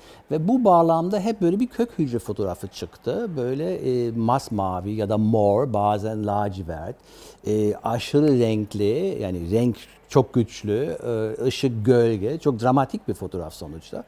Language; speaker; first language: Turkish; early bilingual, other home language; German